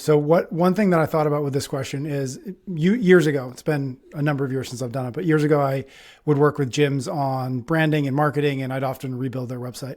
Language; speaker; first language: English; native; English